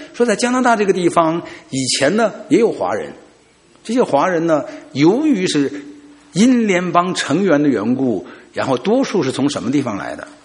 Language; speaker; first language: Chinese; native; Chinese